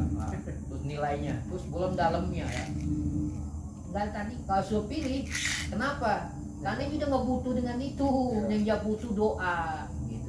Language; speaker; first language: Indonesian; native; Indonesian